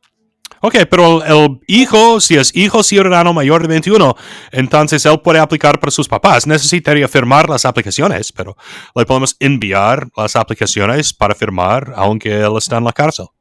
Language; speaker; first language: Spanish; non-native, fluent; English